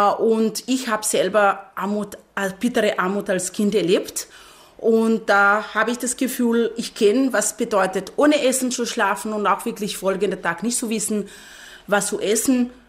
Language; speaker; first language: German; non-native, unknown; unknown